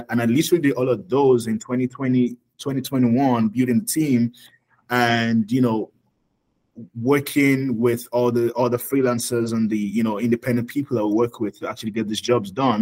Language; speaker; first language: English; non-native, local second language; Yoruba